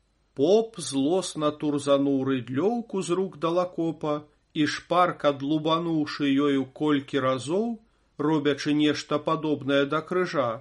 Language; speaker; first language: Belarusian; native; Belarusian